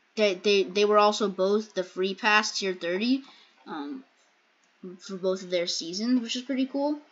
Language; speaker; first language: English; native; English